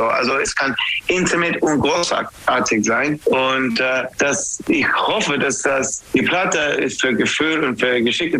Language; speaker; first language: German; non-native, learner; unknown